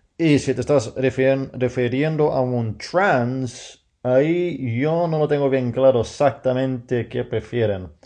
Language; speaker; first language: Spanish; non-native, fluent; English